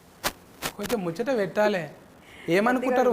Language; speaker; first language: Telugu; native; Telugu